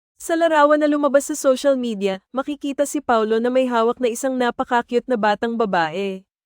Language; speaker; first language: Filipino; native; Filipino